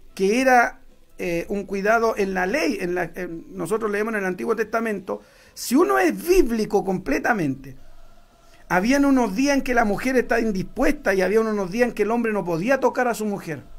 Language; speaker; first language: Spanish; native; Spanish